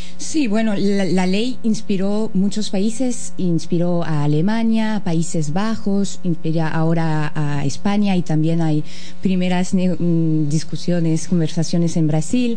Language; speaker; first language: Spanish; non-native, fluent; French